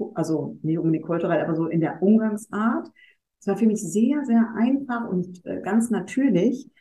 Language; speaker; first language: German; native; German